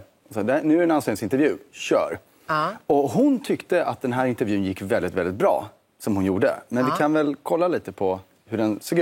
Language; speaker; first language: Swedish; native; Swedish